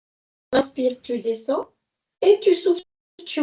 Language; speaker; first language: French; native; French